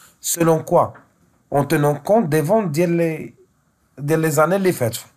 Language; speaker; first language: French; non-native, local second language; Arabic